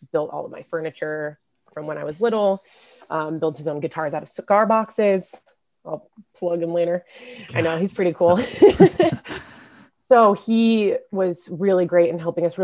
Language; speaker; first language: English; native; English